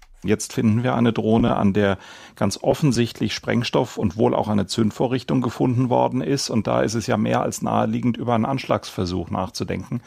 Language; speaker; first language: German; native; German